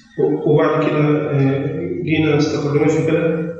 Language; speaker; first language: Arabic; native; Arabic